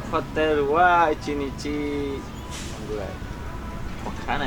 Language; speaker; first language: Japanese; non-native, learner; Indonesian